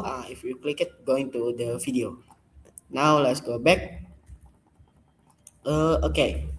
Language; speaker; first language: English; non-native, learner; Indonesian